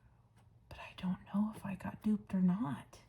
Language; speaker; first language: English; native; English